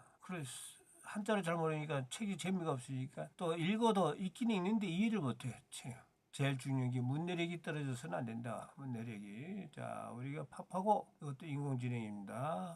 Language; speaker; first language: Korean; native; Korean